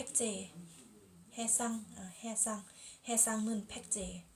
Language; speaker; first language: Korean; non-native, learner; Thai